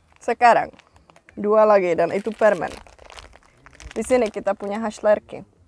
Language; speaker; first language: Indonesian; non-native, fluent; Czech